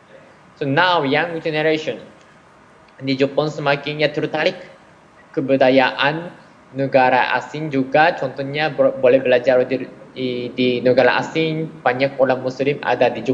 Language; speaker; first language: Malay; non-native, fluent; Japanese